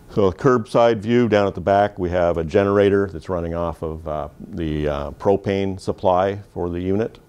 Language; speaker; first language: English; native; English